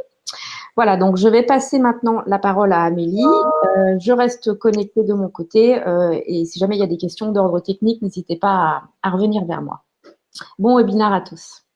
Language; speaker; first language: French; native; French